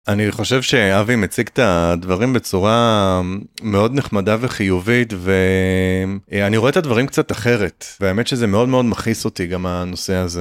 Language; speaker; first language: Hebrew; native; Hebrew